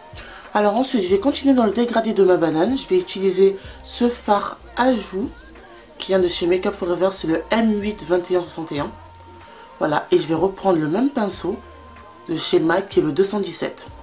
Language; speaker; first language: French; native; French